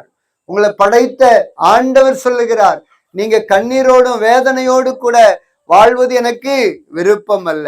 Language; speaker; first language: Tamil; native; Tamil